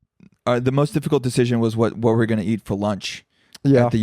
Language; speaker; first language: English; native; English